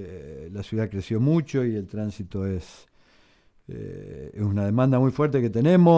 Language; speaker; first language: Spanish; native; Spanish